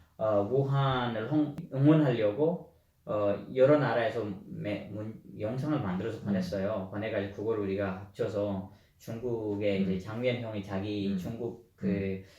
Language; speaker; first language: Korean; non-native, fluent; Urdu